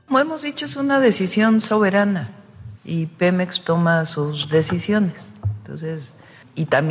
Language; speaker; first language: Spanish; native; Spanish